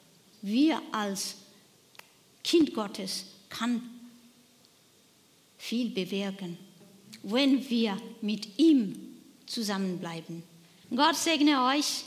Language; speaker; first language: German; non-native, learner; Nepali